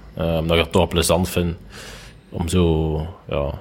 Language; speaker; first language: Dutch; native; Dutch